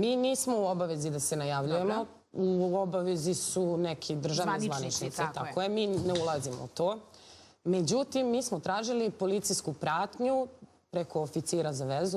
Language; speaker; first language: Bosnian; native; Bosnian